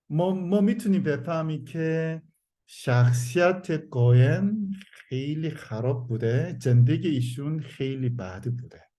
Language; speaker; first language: Persian; non-native, learner; Korean